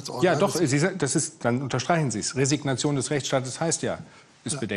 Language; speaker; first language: German; native; German